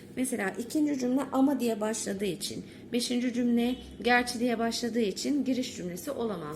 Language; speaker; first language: Turkish; native; Turkish